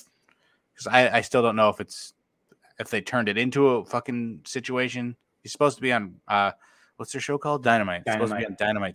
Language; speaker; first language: English; native; English